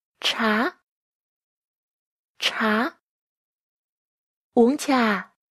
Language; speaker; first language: Chinese; non-native, fluent; Vietnamese